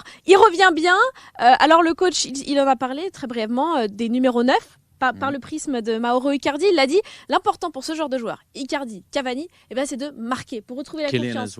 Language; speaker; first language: French; native; French